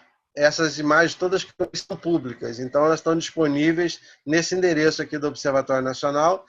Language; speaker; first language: Portuguese; native; Portuguese